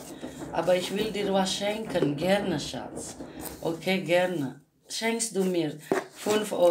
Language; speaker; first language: German; non-native, learner; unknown